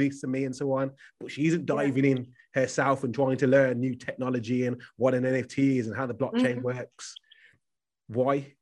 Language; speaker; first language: English; native; English